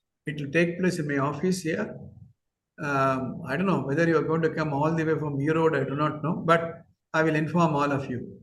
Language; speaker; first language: English; non-native, local second language; Tamil